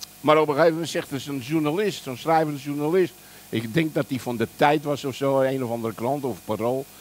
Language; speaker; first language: Dutch; early bilingual, other home language; German